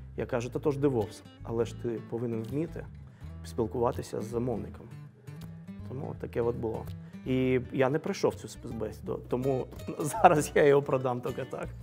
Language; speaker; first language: Ukrainian; non-native, local second language; Russian